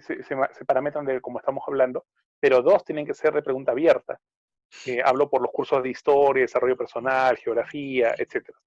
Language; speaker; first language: Spanish; native; Spanish